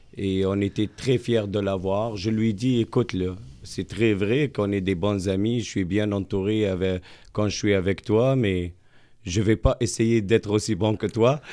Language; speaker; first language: French; non-native, local second language; Arabic